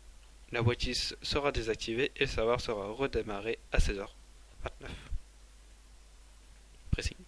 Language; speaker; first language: French; native; French